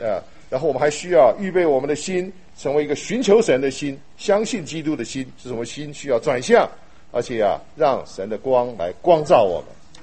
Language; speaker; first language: Chinese; native; Chinese